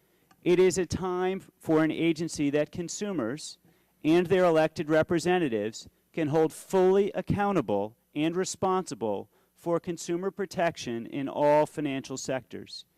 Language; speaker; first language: English; native; English